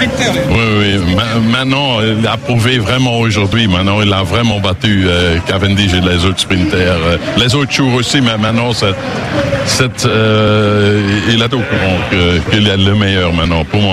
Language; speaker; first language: French; non-native, learner; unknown